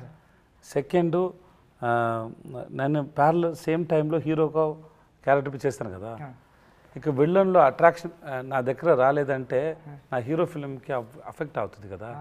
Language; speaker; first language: Telugu; non-native, learner; Tamil